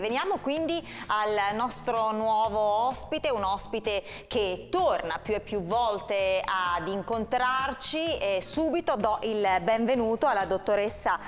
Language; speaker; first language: Italian; native; Italian